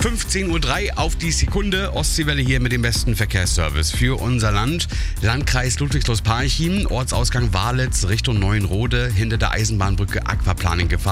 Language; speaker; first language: German; native; German